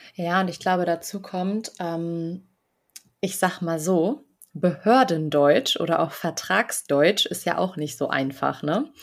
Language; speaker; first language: German; native; German